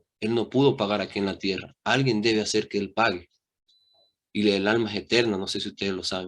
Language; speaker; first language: Spanish; native; Spanish